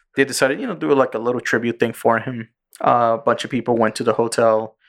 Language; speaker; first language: English; early bilingual, other home language; Spanish